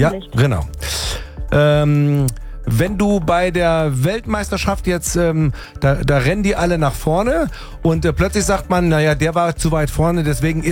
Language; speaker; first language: German; native; German